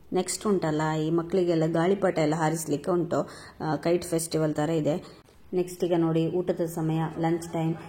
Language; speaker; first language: Kannada; native; Kannada